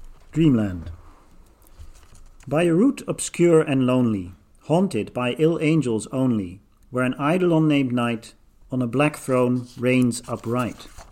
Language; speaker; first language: English; non-native, fluent; Dutch